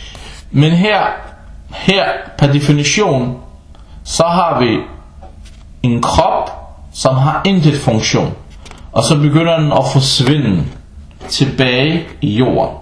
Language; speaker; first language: Danish; non-native, fluent; Arabic